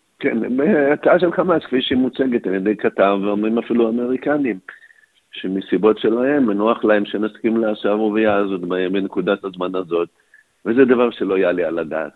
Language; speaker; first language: Hebrew; native; Hebrew